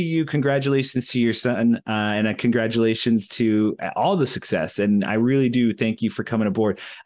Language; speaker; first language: English; native; English